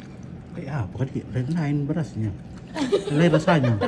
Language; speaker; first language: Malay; non-native, local second language; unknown